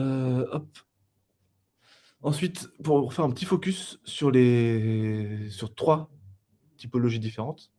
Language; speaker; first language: French; native; French